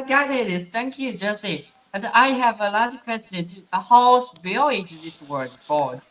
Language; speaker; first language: English; non-native, learner; Chinese